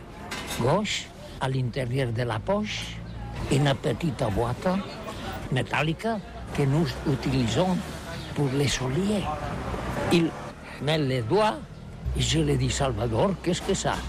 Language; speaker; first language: French; non-native, learner; Catalan